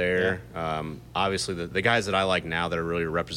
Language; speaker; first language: English; native; English